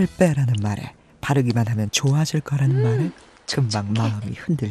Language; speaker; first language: Korean; native; Korean